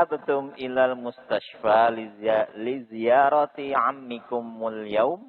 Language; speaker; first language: Arabic; non-native, learner; Indonesian